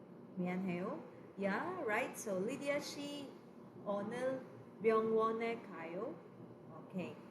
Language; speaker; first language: Korean; non-native, fluent; Filipino